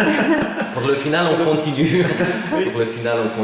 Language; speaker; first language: French; non-native, fluent; Romanian